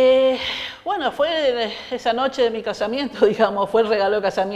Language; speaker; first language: Spanish; native; Spanish